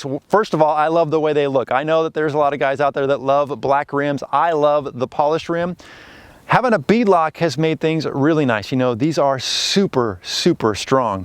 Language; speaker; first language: English; native; English